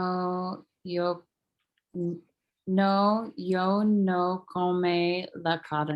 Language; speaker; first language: Spanish; non-native, learner; English